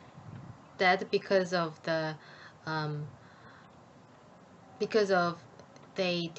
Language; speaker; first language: English; non-native, learner; Korean